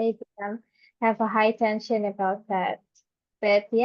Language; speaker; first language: English; non-native, fluent; Indonesian